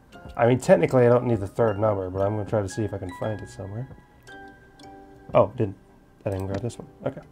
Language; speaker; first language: English; native; English